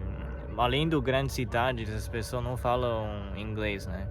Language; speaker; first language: Portuguese; non-native, learner; Chinese